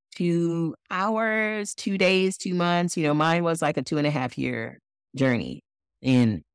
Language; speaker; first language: English; native; English